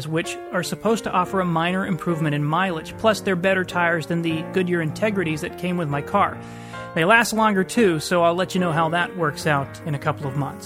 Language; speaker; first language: English; native; English